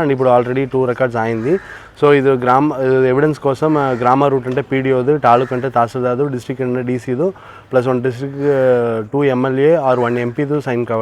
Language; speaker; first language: Telugu; non-native, learner; Tamil